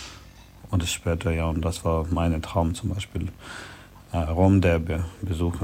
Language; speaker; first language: German; non-native, learner; Ukrainian